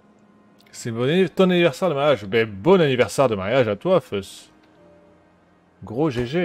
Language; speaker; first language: French; native; French